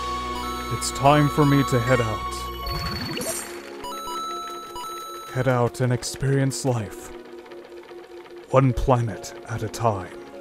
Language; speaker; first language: English; native; English